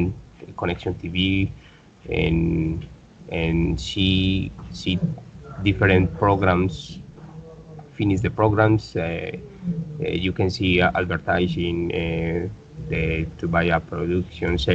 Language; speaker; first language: English; non-native, learner; Spanish